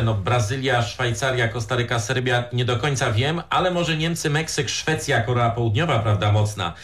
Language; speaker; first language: Polish; native; Polish